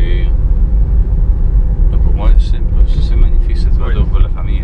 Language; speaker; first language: French; non-native, learner; Spanish